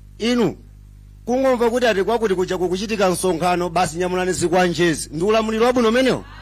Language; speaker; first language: Nyanja; non-native, local second language; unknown